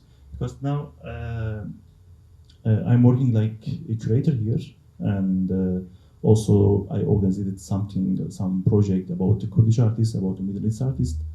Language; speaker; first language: English; non-native, learner; Kurdish